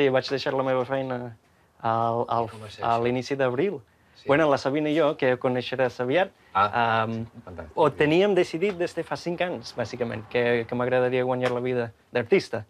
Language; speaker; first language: Catalan; non-native, fluent; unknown